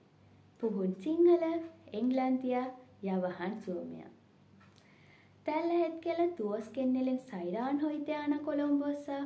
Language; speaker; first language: Finnish; non-native, learner; Sinhala